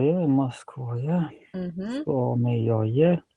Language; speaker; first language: Lithuanian; non-native, learner; Latvian